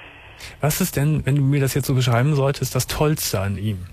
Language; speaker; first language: German; native; German